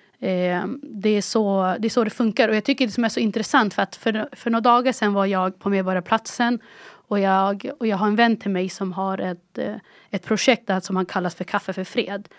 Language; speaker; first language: Swedish; early bilingual, other home language; Arabic